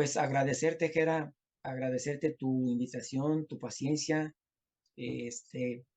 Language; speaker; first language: Spanish; native; Spanish